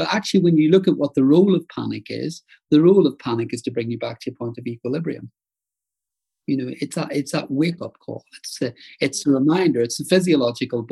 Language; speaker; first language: English; native; English